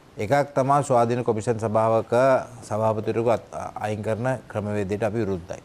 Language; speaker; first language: Sinhala; native; Sinhala